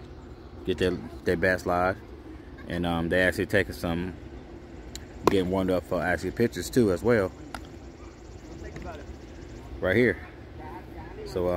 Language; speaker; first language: English; native; English